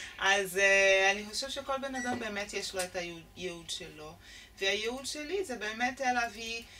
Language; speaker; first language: Hebrew; non-native, fluent; Portuguese